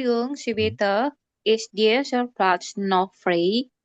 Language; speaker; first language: German; non-native, learner; Indonesian